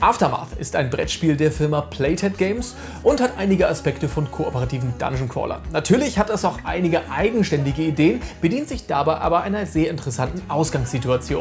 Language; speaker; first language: German; native; German